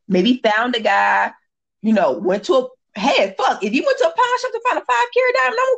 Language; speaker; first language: English; native; English